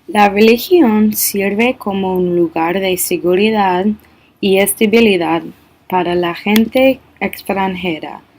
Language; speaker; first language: Spanish; non-native, learner; English